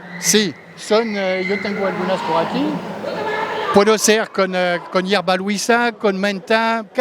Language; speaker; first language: Spanish; non-native, fluent; French